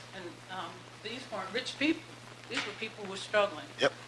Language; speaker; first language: English; native; English